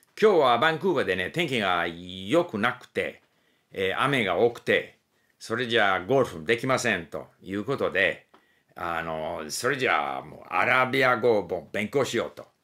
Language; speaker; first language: Japanese; non-native, fluent; English